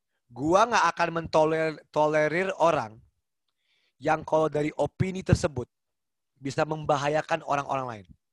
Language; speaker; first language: Indonesian; early bilingual, heritage; Indonesian